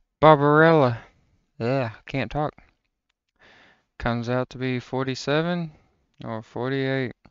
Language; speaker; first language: English; native; English